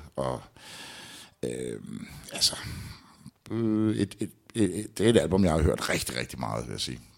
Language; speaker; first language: Danish; native; Danish